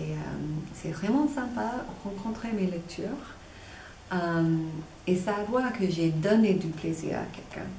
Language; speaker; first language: French; non-native, fluent; English